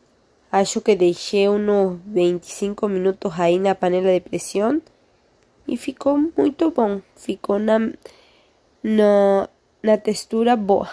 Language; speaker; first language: Portuguese; non-native, fluent; Spanish